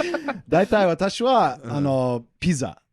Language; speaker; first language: Japanese; non-native, learner; English